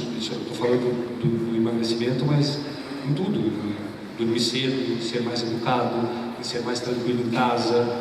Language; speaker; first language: Portuguese; native; Portuguese